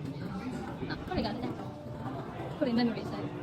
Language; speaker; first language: Japanese; non-native, learner; English